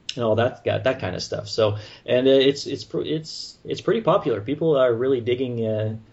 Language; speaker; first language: English; non-native, fluent; French